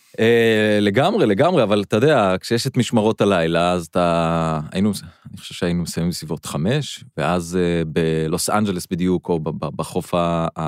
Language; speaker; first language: Hebrew; non-native, local second language; Arabic